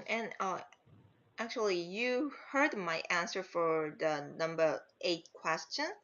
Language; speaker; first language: English; non-native, learner; Korean